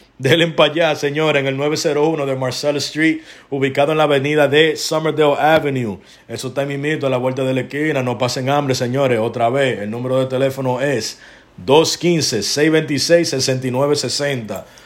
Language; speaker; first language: Spanish; early bilingual, heritage; Spanish